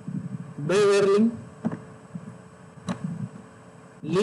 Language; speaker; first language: Spanish; native; Spanish